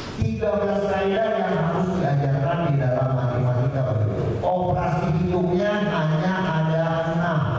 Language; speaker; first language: Indonesian; non-native, local second language; Javanese